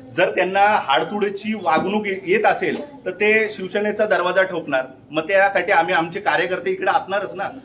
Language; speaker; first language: Marathi; native; Marathi